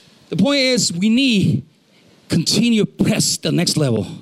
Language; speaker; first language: English; non-native, local second language; Spanish